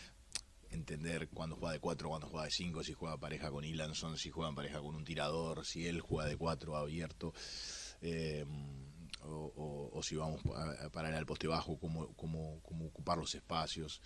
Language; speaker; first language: Spanish; native; Spanish